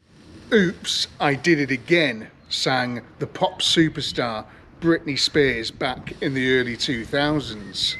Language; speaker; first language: English; native; English